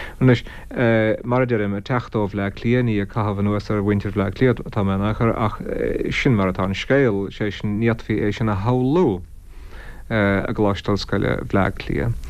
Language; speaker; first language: Irish; non-native, local second language; English